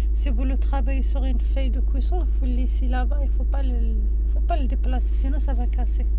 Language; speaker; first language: French; non-native, local second language; Arabic